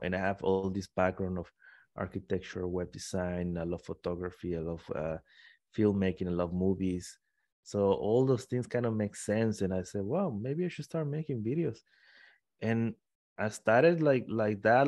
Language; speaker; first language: English; non-native, fluent; Spanish